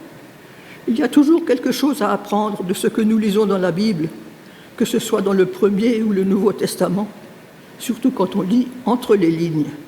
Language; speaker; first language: French; native; French